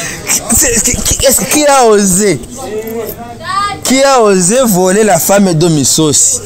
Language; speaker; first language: French; non-native, learner; Rundi